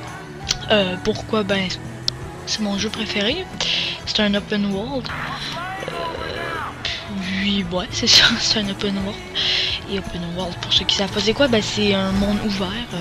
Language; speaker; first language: French; native; French